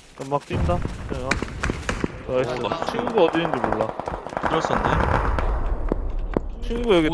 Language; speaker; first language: Korean; native; Korean